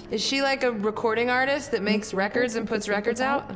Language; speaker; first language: English; non-native, fluent; Dutch